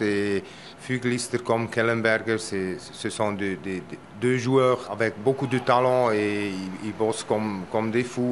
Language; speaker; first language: French; non-native, local second language; German